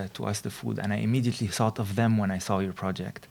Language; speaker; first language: English; non-native, fluent; Arabic